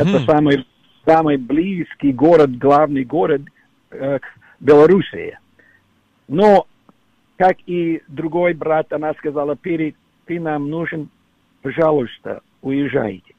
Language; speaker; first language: Russian; non-native, fluent; English